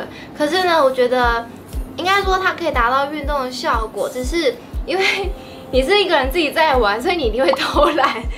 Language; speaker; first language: Chinese; native; Chinese